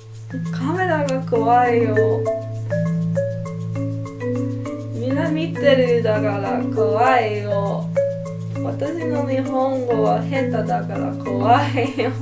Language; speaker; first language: Japanese; non-native, learner; English